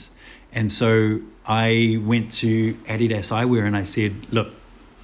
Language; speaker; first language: English; native; English